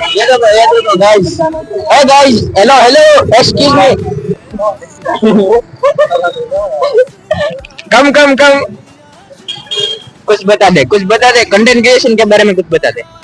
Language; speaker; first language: Hindi; native; Hindi